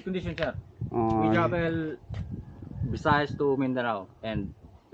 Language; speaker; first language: English; non-native, learner; Cebuano